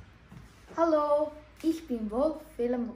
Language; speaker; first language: German; non-native, learner; Dutch